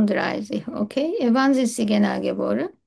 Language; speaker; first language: German; non-native, learner; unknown